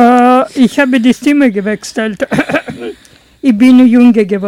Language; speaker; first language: German; non-native, learner; Italian